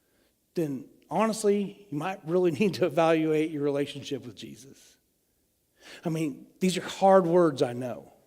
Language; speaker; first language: English; native; English